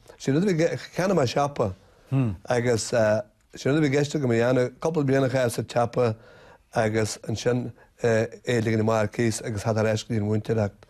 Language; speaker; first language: Irish; native; Irish